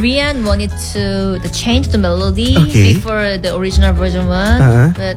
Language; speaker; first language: English; non-native, learner; Korean